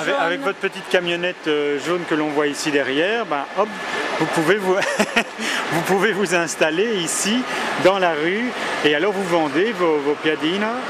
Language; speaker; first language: French; native; French